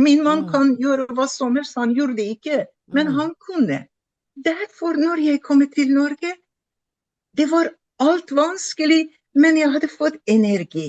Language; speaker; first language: Norwegian; non-native, fluent; Persian